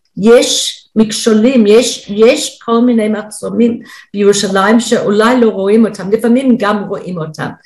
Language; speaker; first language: Hebrew; non-native, fluent; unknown